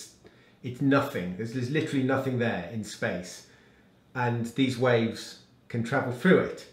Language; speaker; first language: English; native; English